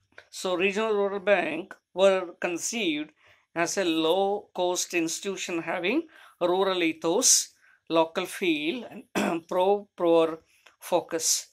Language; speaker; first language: English; non-native, local second language; Malayalam